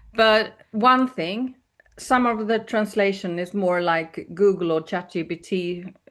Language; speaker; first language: English; non-native, fluent; Swedish